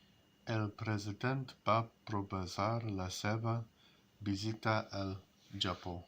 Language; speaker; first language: Catalan; non-native, learner; English